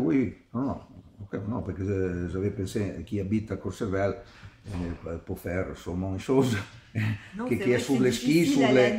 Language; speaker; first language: French; non-native, learner; Italian